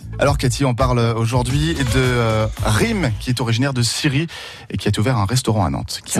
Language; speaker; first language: French; native; French